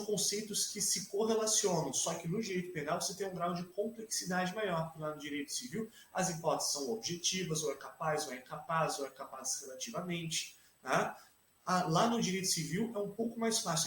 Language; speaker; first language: Portuguese; native; Portuguese